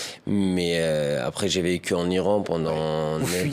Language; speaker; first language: French; early bilingual, other home language; Persian